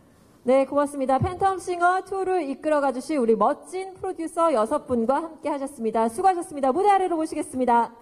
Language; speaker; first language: Korean; native; Korean